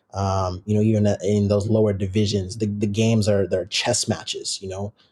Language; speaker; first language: English; native; English